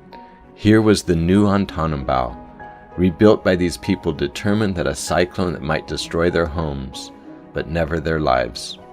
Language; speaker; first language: English; native; English